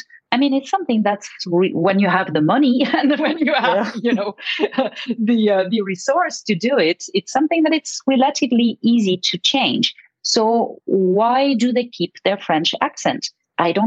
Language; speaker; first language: English; non-native, fluent; French